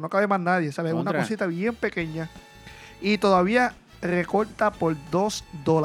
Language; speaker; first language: Spanish; native; Spanish